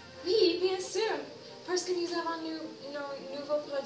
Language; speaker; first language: French; non-native, learner; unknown